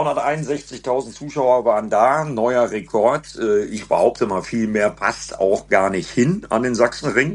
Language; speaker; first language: German; native; German